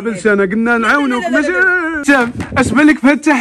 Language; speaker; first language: Arabic; native; Arabic